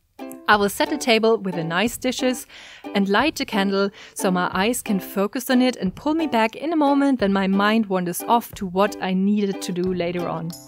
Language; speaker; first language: English; non-native, fluent; German